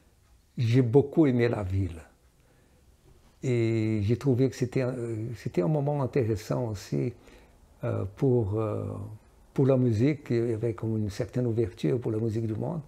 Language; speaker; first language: French; non-native, fluent; Portuguese